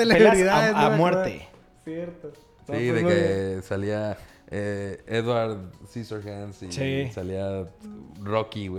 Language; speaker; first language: Spanish; native; Spanish